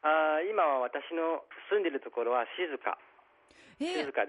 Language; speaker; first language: Japanese; non-native, fluent; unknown